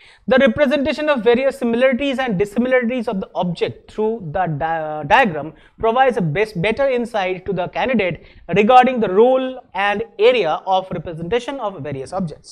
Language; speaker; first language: English; non-native, local second language; Bangla